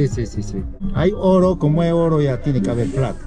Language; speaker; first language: Spanish; native; Spanish